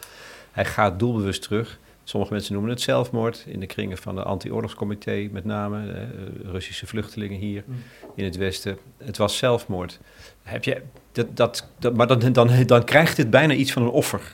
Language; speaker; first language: Dutch; native; Dutch